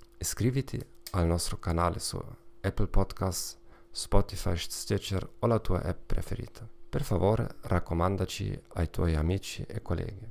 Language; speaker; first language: Italian; non-native, learner; German